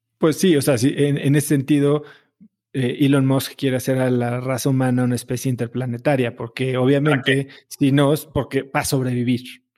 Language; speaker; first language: Spanish; native; Spanish